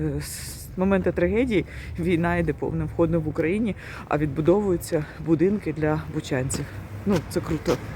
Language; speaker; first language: Ukrainian; native; Ukrainian